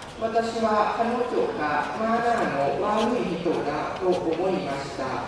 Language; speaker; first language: Japanese; non-native, learner; Lao